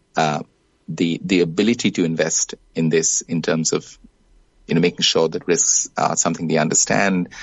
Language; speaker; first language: English; non-native, local second language; Bangla